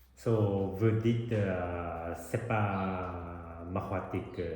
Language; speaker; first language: French; non-native, learner; Japanese